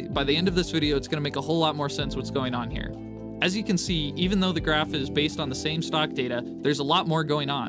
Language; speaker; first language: English; native; English